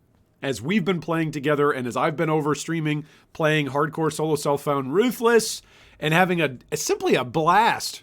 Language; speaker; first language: English; native; English